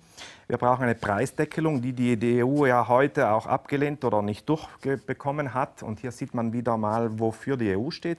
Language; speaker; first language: German; native; German